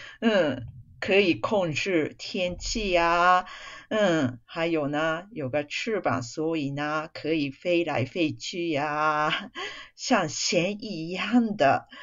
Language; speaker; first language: Chinese; non-native, fluent; Japanese